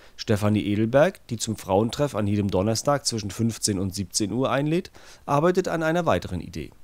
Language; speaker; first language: German; native; German